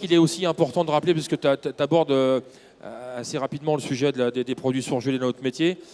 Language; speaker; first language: French; native; French